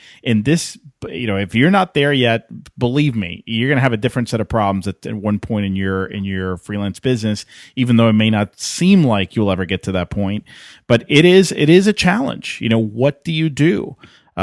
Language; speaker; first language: English; native; English